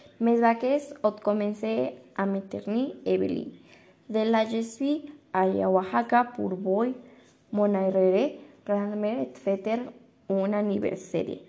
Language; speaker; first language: French; non-native, learner; Spanish